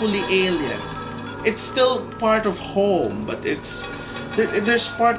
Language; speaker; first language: English; non-native, local second language; Bikol